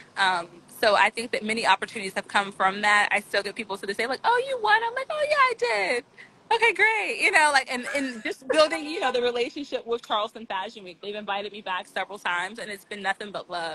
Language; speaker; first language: English; native; English